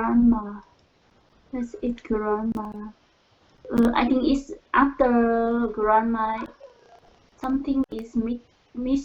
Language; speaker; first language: English; non-native, learner; Vietnamese